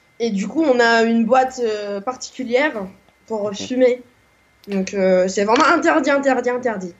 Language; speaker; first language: French; non-native, fluent; Korean